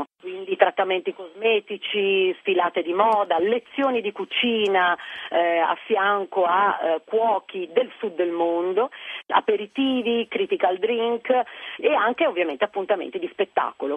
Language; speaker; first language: Italian; native; Italian